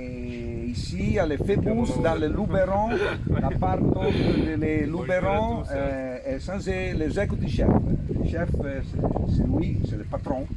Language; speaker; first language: French; non-native, learner; Italian